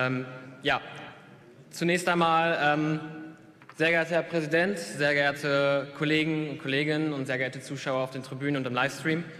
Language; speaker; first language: German; native; German